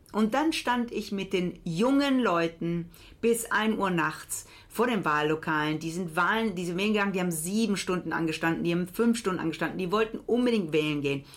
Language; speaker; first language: German; early bilingual, heritage; Italian